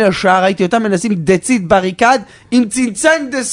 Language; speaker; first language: Hebrew; native; Hebrew